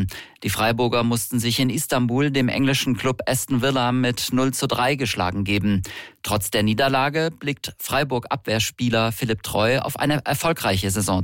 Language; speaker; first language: German; native; German